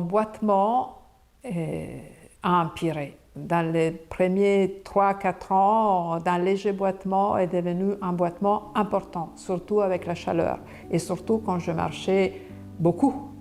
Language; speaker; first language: French; non-native, fluent; Italian